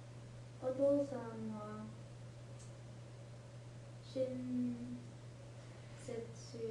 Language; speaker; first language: Japanese; non-native, learner; English